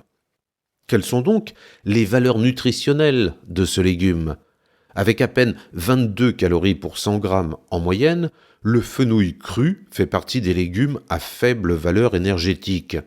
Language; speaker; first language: French; native; French